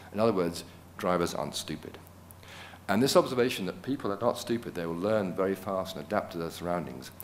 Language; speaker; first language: English; native; English